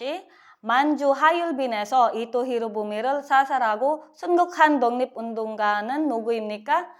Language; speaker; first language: Korean; non-native, learner; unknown